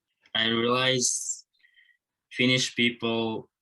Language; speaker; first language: English; non-native, learner; Japanese